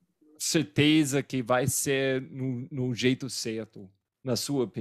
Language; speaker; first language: Portuguese; non-native, fluent; English